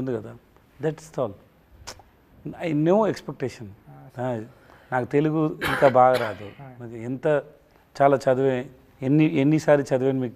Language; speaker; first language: Telugu; non-native, learner; Tamil